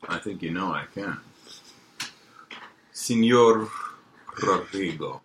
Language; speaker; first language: English; native; English